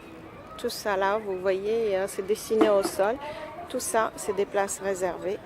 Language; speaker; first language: French; native; French